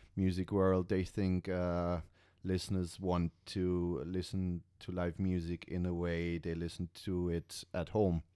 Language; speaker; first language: English; non-native, fluent; German